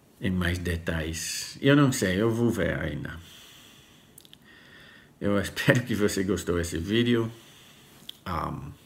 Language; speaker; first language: Portuguese; non-native, learner; Dutch